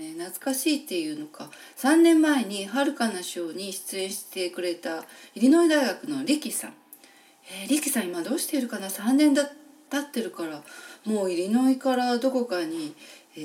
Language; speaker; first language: Japanese; native; Japanese